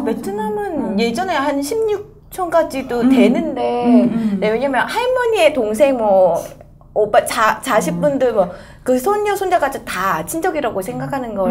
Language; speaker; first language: Korean; non-native, fluent; Vietnamese